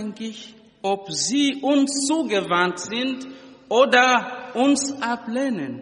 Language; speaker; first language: German; non-native, fluent; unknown